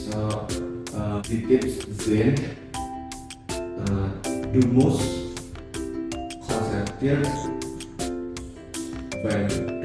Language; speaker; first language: German; non-native, learner; Indonesian